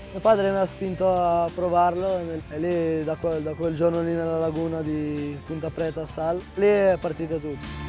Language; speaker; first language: Italian; early bilingual, heritage; Italian